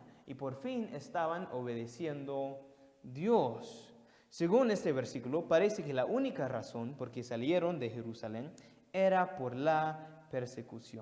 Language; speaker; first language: Spanish; non-native, fluent; English